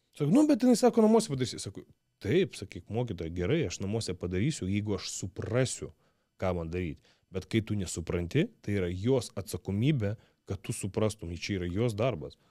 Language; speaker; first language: Lithuanian; non-native, local second language; Russian